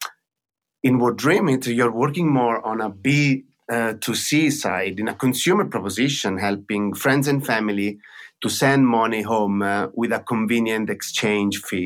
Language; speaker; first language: English; non-native, fluent; Italian